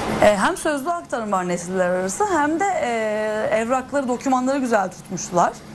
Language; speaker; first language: Turkish; native; Turkish